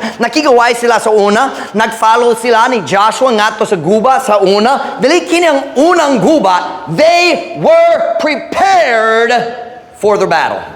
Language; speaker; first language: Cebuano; non-native, fluent; English